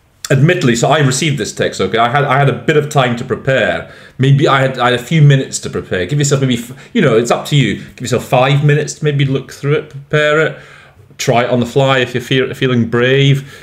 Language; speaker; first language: English; native; English